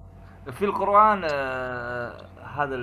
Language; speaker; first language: Arabic; non-native, learner; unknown